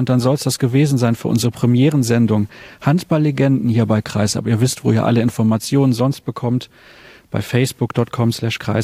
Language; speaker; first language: German; native; German